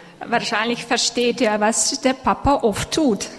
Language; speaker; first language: German; non-native, fluent; Russian